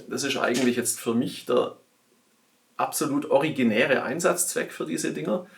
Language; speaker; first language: German; native; German